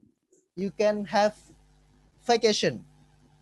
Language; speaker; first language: English; non-native, fluent; Indonesian